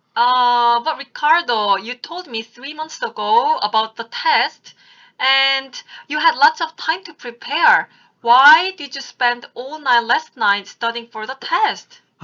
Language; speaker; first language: English; non-native, fluent; Korean